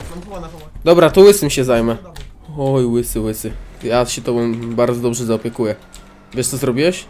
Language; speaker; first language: Polish; native; Polish